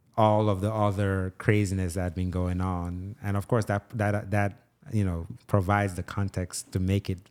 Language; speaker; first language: English; non-native, local second language; Igbo